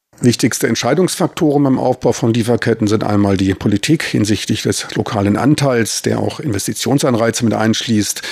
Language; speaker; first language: German; native; German